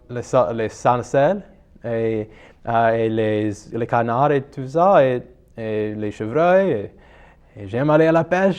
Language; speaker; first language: French; non-native, local second language; English